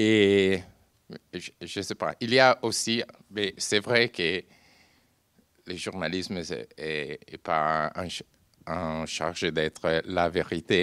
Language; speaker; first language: French; non-native, fluent; Italian